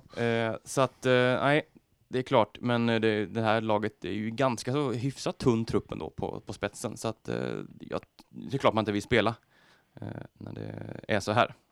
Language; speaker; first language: Swedish; native; Swedish